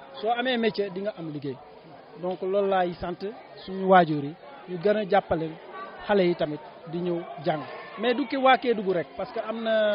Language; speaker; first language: Wolof; non-native, local second language; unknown